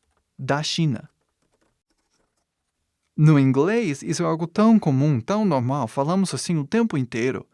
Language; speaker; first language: Portuguese; non-native, fluent; English